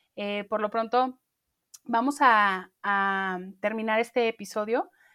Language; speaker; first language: Spanish; native; Spanish